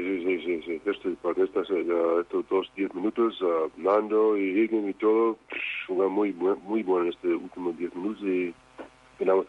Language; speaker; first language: Spanish; non-native, fluent; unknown